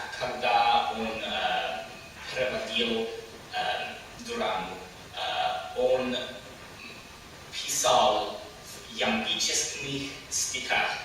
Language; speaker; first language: Russian; non-native, learner; English